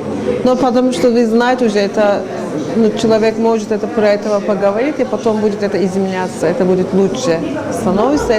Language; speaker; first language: Russian; non-native, learner; Turkish